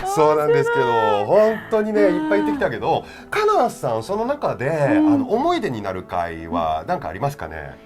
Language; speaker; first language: Japanese; non-native, fluent; French